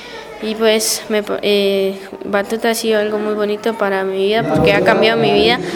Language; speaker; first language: Spanish; native; Spanish